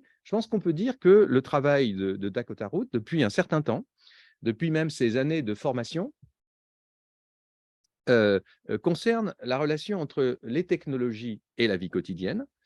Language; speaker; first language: French; native; French